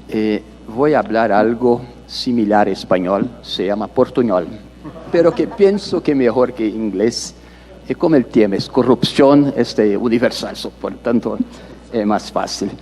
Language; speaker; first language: Spanish; non-native, learner; Portuguese